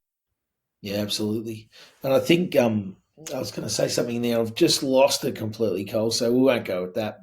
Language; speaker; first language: English; native; English